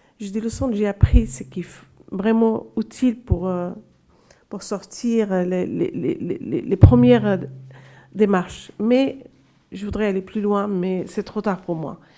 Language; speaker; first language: French; non-native, local second language; Arabic